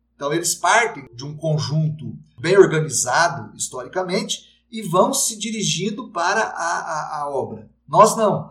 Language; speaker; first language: Portuguese; native; Portuguese